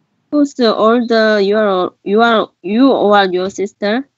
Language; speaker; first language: English; non-native, learner; Korean